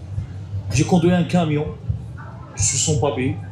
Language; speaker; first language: French; non-native, learner; Arabic